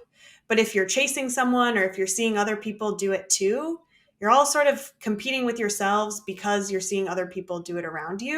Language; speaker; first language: English; native; English